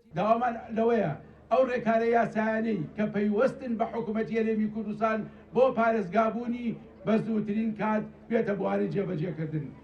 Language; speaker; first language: Central Kurdish; native; Central Kurdish